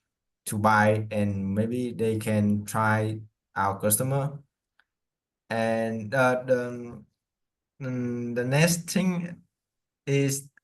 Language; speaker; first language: English; non-native, learner; Vietnamese